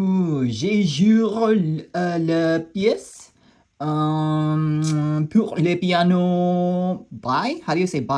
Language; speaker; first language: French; non-native, learner; English